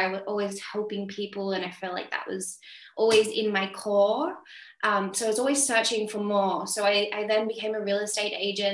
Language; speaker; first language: English; native; English